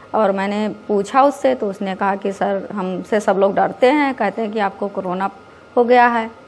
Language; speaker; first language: Hindi; native; Hindi